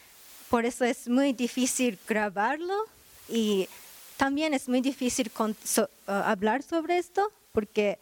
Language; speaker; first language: Spanish; non-native, learner; Japanese